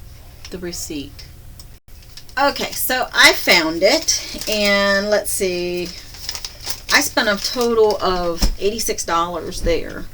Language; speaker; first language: English; native; English